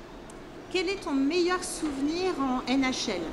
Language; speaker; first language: French; native; French